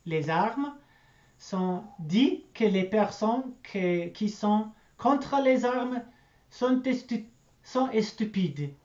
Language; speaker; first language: French; non-native, learner; English